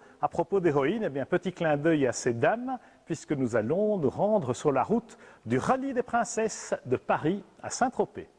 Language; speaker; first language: French; native; French